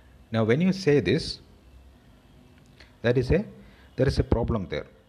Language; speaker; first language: English; non-native, local second language; Malayalam